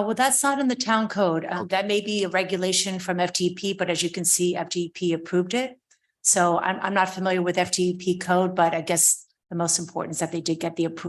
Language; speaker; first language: English; native; English